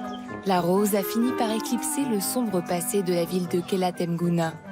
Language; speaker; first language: French; native; French